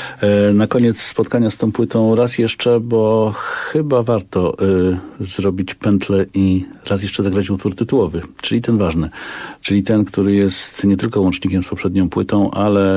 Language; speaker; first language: Polish; native; Polish